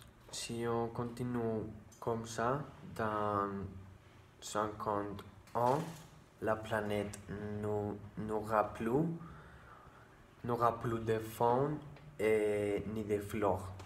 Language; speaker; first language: French; non-native, learner; Spanish